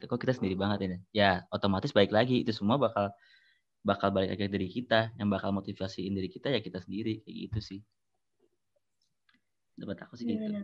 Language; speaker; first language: Indonesian; native; Indonesian